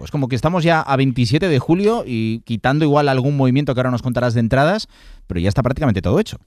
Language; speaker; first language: Spanish; native; Spanish